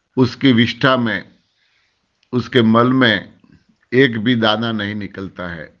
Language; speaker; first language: Hindi; non-native, local second language; Gujarati